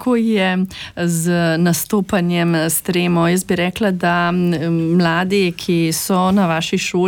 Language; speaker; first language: Slovenian; native; Slovenian